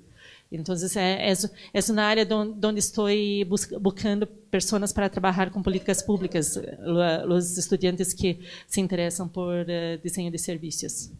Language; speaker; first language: Spanish; non-native, learner; Portuguese